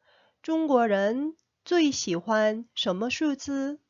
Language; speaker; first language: Chinese; non-native, fluent; Korean